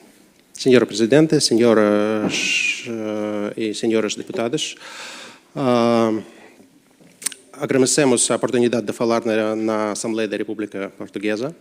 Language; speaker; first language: Portuguese; non-native, learner; Russian